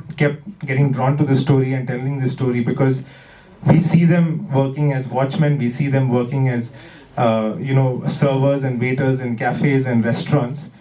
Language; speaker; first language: English; non-native, local second language; Malayalam